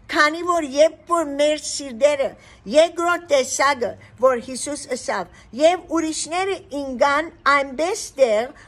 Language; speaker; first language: Armenian; early bilingual, heritage; Armenian